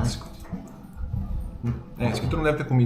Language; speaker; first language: Portuguese; native; Portuguese